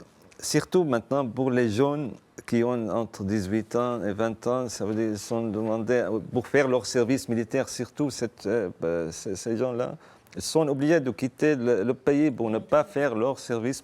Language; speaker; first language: French; non-native, fluent; Arabic